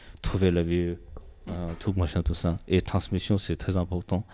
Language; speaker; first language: French; non-native, learner; Tibetan